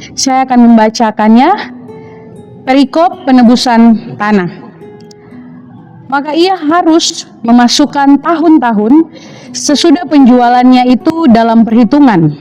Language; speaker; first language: Indonesian; native; Indonesian